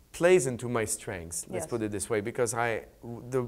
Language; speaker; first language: English; native; English